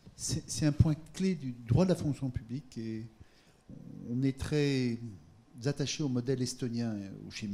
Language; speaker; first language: French; native; French